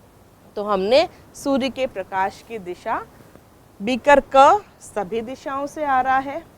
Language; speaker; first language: Hindi; native; Hindi